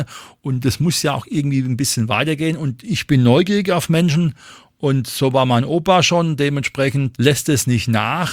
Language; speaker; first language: German; native; German